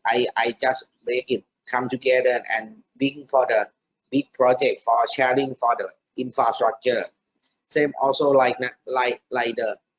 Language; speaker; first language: English; non-native, learner; Thai